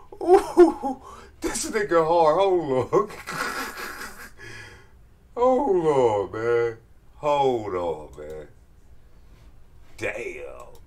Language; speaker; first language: English; native; English